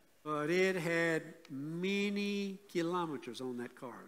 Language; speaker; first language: English; native; English